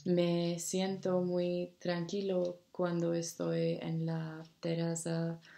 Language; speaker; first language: Spanish; non-native, learner; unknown